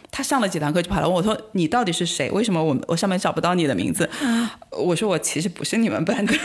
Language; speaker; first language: Chinese; native; Chinese